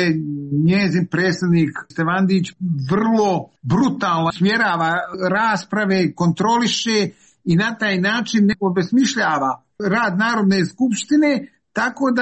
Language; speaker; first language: Serbian; native; Serbian